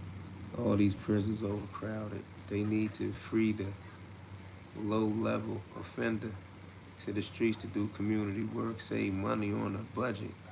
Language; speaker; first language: English; native; English